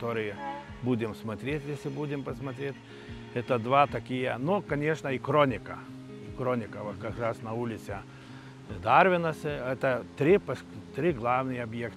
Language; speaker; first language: Russian; non-native, local second language; Lithuanian